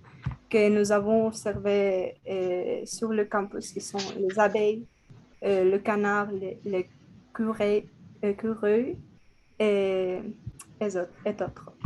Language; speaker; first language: French; non-native, learner; Spanish